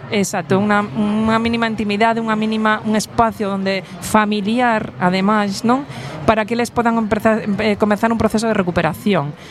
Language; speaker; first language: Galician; non-native, local second language; Spanish